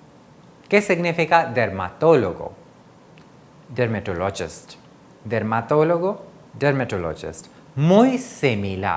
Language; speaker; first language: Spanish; non-native, fluent; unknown